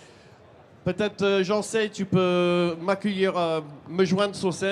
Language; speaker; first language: French; native; French